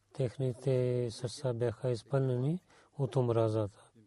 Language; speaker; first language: Bulgarian; non-native, learner; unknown